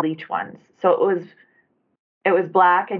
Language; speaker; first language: English; native; English